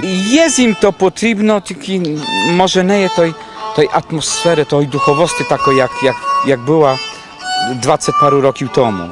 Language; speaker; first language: Polish; non-native, local second language; Rusyn